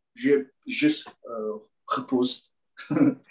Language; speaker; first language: French; non-native, learner; Portuguese